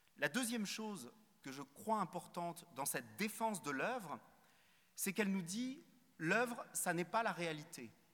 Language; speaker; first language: French; native; French